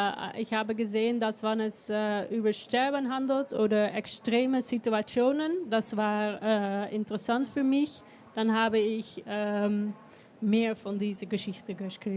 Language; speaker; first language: German; non-native, learner; Dutch